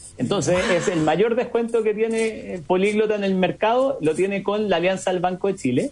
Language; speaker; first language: Spanish; native; Spanish